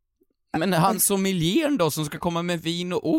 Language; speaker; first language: Swedish; native; Swedish